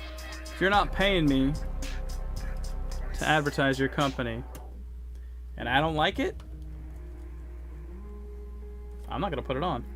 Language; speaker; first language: English; native; English